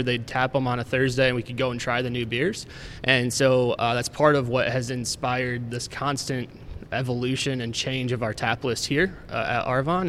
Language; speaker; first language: English; native; English